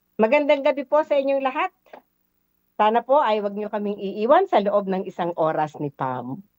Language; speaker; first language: Filipino; native; Filipino